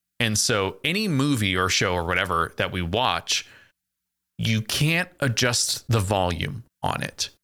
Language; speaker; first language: English; native; English